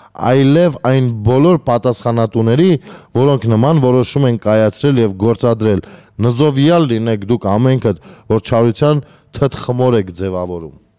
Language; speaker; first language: Armenian; native; Armenian